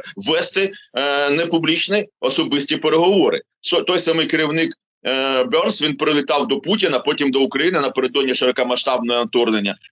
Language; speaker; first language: Ukrainian; native; Ukrainian